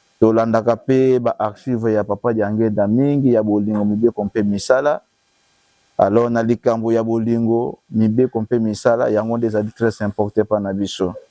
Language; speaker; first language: Lingala; non-native, local second language; Kongo